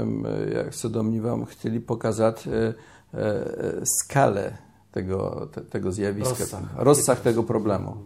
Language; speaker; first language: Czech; non-native, learner; Polish